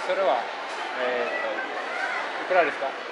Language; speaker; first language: Japanese; non-native, learner; Indonesian